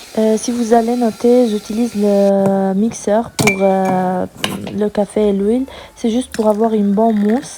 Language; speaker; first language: French; non-native, fluent; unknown